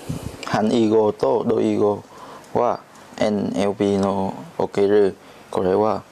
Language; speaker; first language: Japanese; non-native, learner; Vietnamese